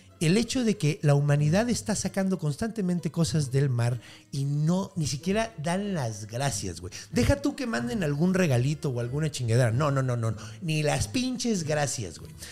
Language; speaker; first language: Spanish; native; Spanish